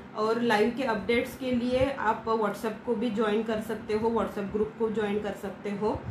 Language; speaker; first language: Hindi; non-native, local second language; Marathi